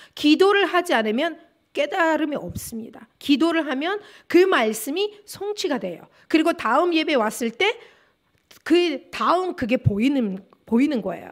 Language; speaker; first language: Korean; non-native, fluent; Russian